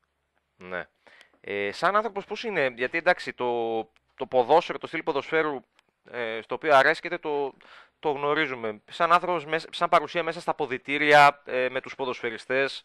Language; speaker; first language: Greek; native; Greek